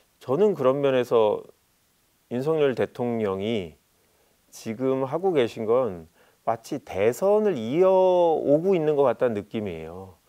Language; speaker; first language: Korean; native; Korean